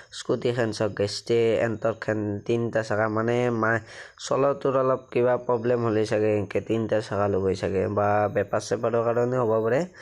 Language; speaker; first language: Assamese; native; Assamese